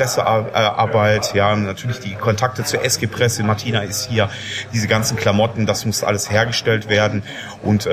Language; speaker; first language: German; native; German